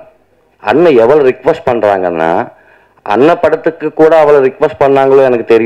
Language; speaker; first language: Tamil; non-native, learner; Telugu